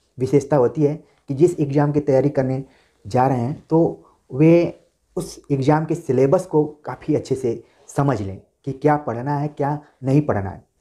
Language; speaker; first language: Hindi; native; Hindi